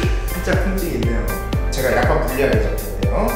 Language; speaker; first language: Korean; native; Korean